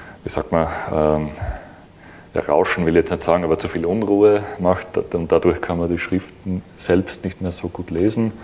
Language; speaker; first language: German; native; German